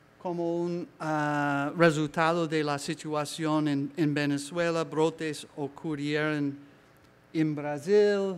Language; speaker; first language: Spanish; non-native, learner; English